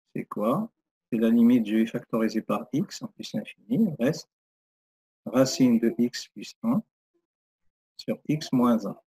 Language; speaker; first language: French; non-native, local second language; Arabic